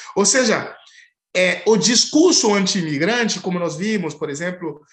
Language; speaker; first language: Portuguese; non-native, fluent; Haitian Creole